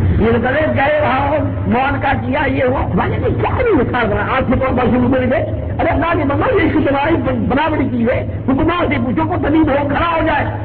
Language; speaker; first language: Urdu; non-native, local second language; Sindhi